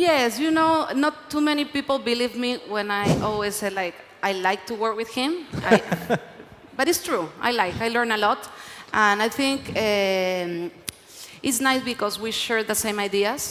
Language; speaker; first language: English; non-native, learner; Spanish